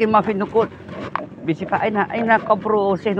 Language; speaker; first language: Arabic; non-native, learner; Malay